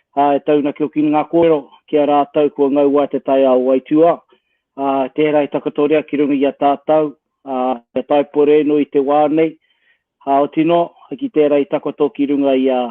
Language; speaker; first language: Māori; native; Māori